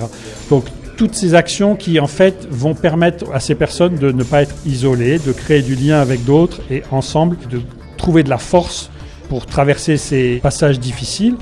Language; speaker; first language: French; native; French